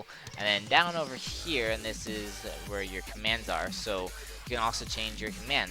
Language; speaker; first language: English; native; English